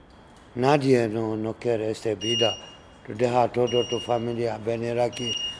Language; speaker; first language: Spanish; non-native, learner; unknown